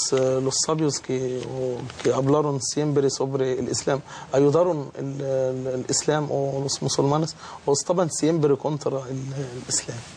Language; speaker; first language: Spanish; non-native, fluent; Arabic